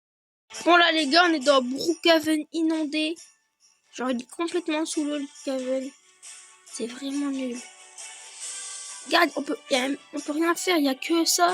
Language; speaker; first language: French; native; French